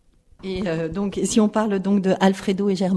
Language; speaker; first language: French; native; French